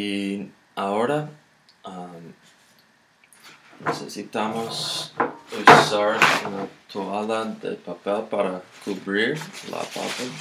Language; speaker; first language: Spanish; non-native, learner; English